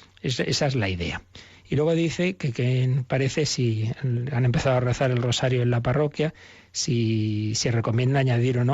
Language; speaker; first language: Spanish; native; Spanish